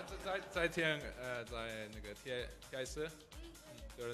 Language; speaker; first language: Chinese; non-native, learner; English